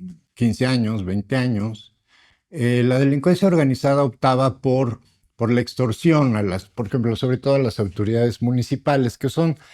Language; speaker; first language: Spanish; native; Spanish